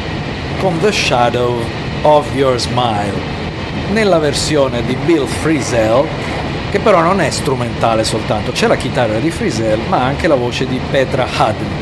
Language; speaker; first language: Italian; native; Italian